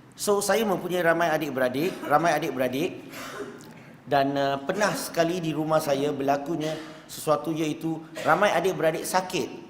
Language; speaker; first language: Malay; non-native, local second language; Chinese